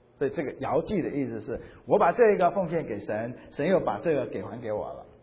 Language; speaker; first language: Chinese; native; Chinese